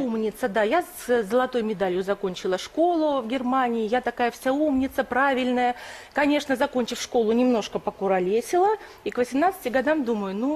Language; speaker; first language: Russian; native; Russian